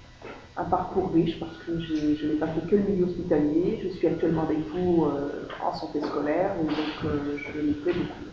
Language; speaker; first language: French; native; French